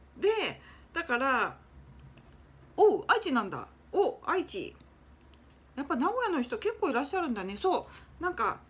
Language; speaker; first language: Japanese; native; Japanese